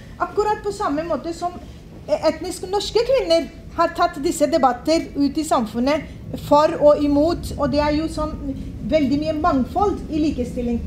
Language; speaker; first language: Norwegian; non-native, fluent; Urdu